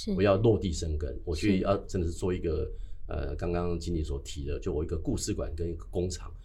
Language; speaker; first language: Chinese; native; Chinese